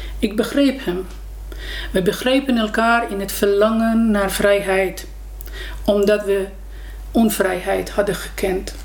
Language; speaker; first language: Dutch; non-native, fluent; Persian